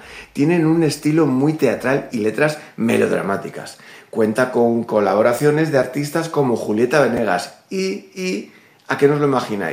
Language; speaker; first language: Spanish; native; Spanish